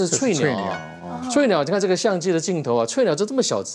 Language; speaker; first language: Chinese; native; Chinese